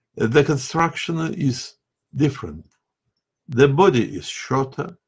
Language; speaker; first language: English; non-native, fluent; Russian